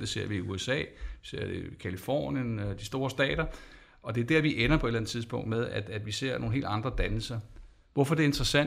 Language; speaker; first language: Danish; native; Danish